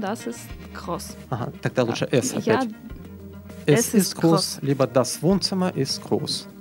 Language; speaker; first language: German; non-native, fluent; Russian